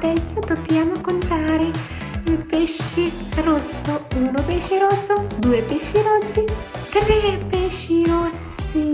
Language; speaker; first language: Italian; non-native, fluent; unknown